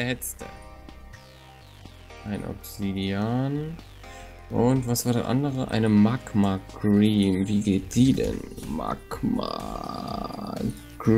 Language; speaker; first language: German; native; German